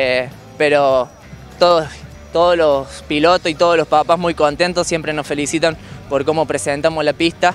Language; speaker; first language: Spanish; native; Spanish